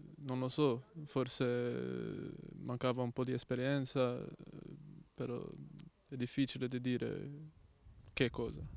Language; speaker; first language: Italian; non-native, learner; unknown